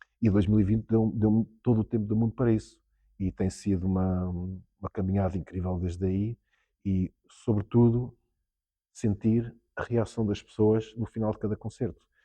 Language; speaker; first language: Portuguese; early bilingual, heritage; Portuguese